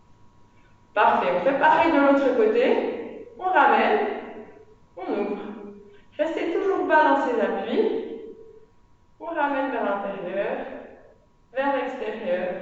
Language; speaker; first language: French; native; French